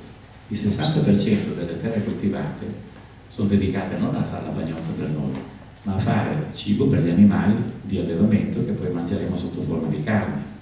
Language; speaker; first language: Italian; native; Italian